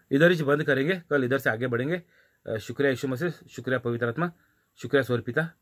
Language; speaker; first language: Hindi; non-native, local second language; Marathi